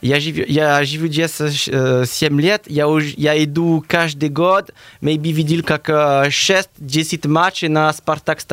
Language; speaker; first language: Russian; non-native, learner; French